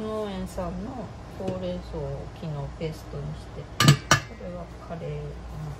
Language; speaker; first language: Japanese; native; Japanese